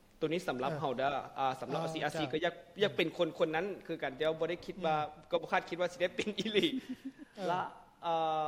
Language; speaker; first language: Lao; non-native, local second language; Hmong